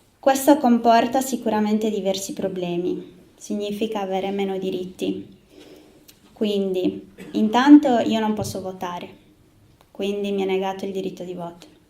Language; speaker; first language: Italian; early bilingual, other home language; Spanish